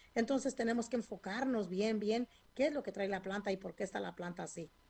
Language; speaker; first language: Spanish; native; Spanish